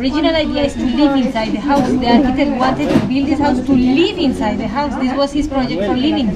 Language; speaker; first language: English; non-native, fluent; Spanish